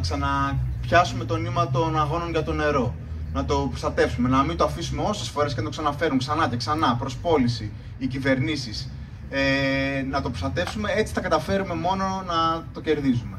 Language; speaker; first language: Greek; native; Greek